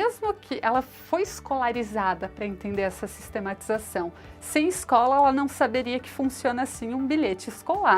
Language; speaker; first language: Portuguese; native; Portuguese